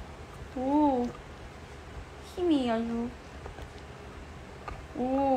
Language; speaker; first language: Korean; early bilingual, heritage; Korean